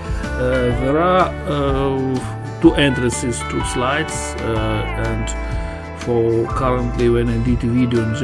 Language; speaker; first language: English; non-native, fluent; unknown